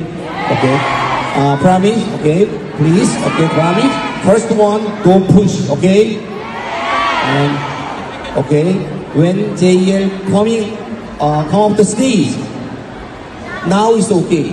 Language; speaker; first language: English; non-native, learner; Korean